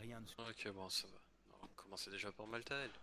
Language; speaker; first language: French; native; French